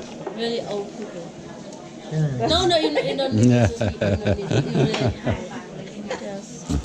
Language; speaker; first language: English; non-native, learner; Vietnamese